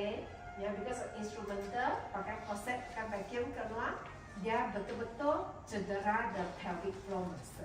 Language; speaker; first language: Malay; non-native, local second language; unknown